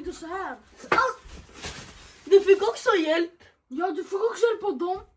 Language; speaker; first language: Swedish; early bilingual, other home language; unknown